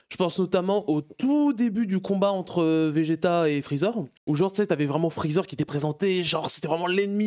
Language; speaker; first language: French; native; French